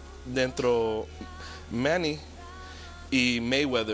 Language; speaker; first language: Spanish; early bilingual, heritage; Spanish